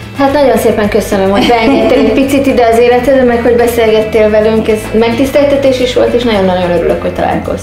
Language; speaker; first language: Hungarian; native; Hungarian